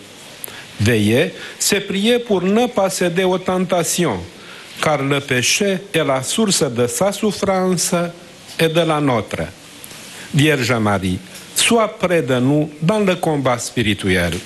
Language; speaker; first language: French; native; French